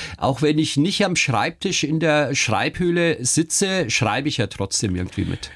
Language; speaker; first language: German; early bilingual, other home language; Turkish